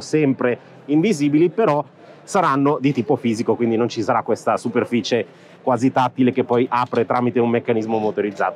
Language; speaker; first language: Italian; native; Italian